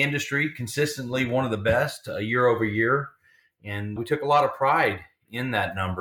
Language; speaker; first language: English; native; English